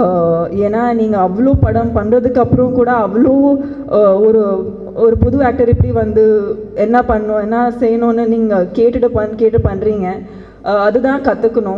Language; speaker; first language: Tamil; non-native, fluent; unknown